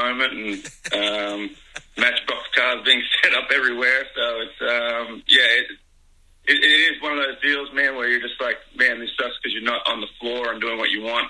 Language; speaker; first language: English; native; English